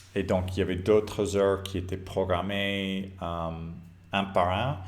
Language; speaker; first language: French; non-native, fluent; English